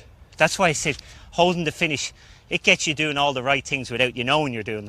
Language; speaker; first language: English; native; English